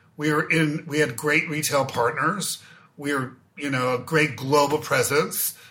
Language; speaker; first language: English; native; English